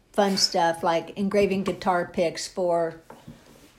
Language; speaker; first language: English; native; English